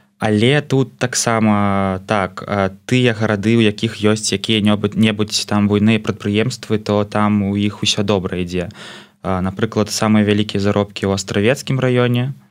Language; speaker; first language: Belarusian; non-native, local second language; Russian